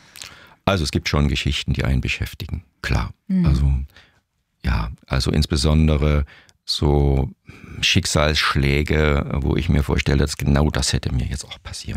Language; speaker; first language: German; native; German